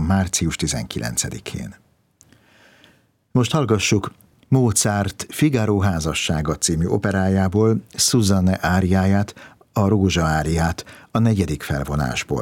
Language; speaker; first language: Hungarian; native; Hungarian